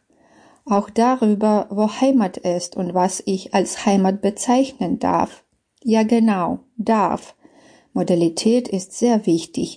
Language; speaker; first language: German; non-native, fluent; Belarusian